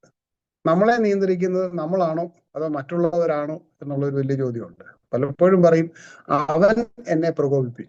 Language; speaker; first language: Malayalam; native; Malayalam